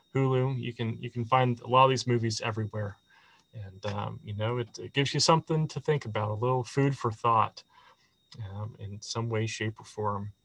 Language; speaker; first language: English; native; English